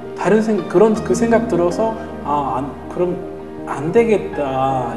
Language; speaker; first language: Korean; non-native, fluent; French